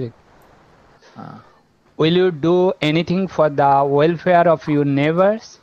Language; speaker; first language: English; non-native, learner; Bangla